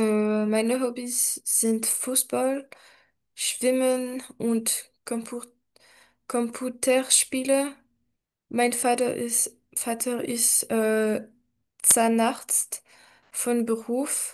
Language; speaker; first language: German; non-native, learner; French